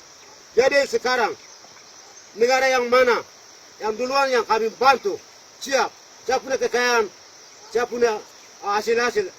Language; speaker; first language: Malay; non-native, local second language; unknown